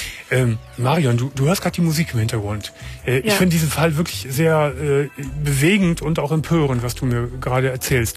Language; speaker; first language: German; native; German